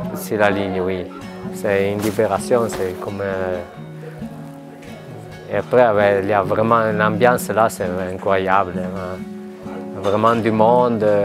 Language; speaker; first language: French; non-native, learner; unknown